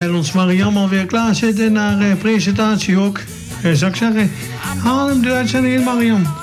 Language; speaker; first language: Dutch; native; Dutch